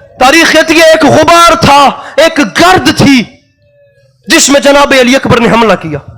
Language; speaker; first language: Urdu; non-native, local second language; Punjabi